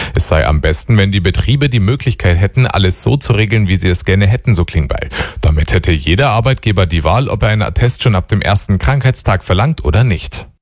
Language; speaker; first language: German; native; German